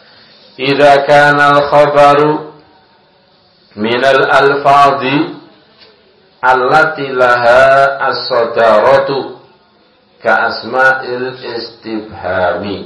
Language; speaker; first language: Arabic; non-native, fluent; Indonesian